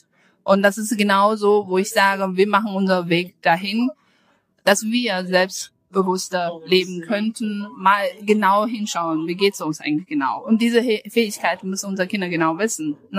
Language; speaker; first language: German; non-native, fluent; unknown